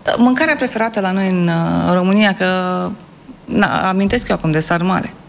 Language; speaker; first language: Romanian; native; Romanian